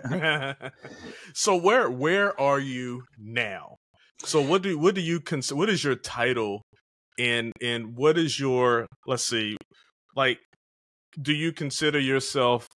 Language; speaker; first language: English; native; English